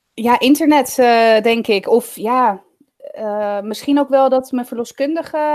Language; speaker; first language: Dutch; early bilingual, other home language; Italian